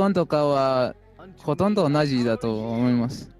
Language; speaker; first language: Japanese; non-native, learner; Spanish